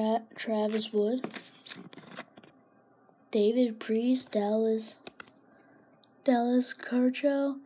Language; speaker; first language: English; native; English